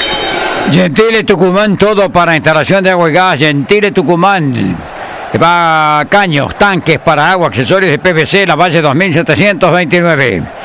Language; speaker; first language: Spanish; native; Spanish